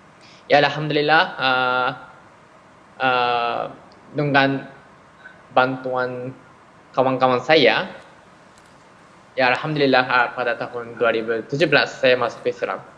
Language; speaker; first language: Indonesian; non-native, fluent; Japanese